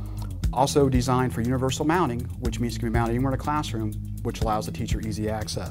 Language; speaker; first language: English; native; English